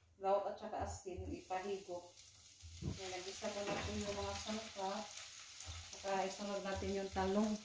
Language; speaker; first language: Filipino; non-native, local second language; Cebuano